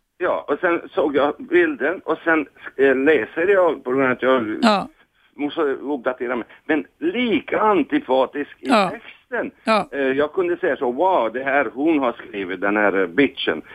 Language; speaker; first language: Swedish; non-native, fluent; Hungarian